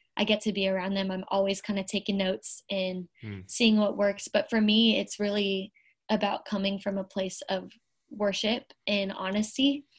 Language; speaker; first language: English; native; English